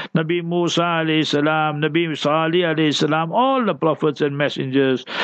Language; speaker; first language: English; early bilingual, other home language; Urdu